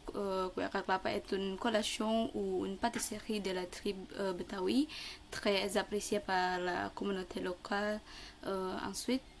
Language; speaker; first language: French; non-native, learner; Indonesian